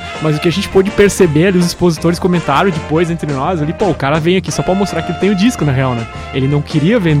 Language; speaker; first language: Portuguese; native; Portuguese